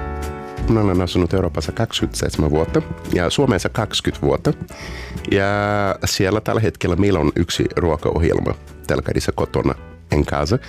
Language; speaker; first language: Finnish; non-native, fluent; Portuguese